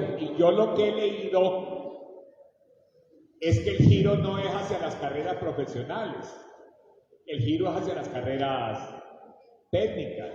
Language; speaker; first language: Spanish; native; Spanish